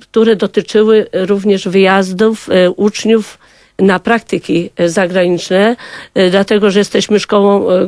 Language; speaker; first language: Polish; non-native, local second language; Kashubian